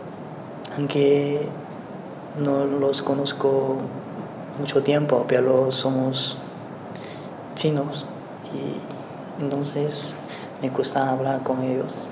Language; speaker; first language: Spanish; non-native, learner; Chinese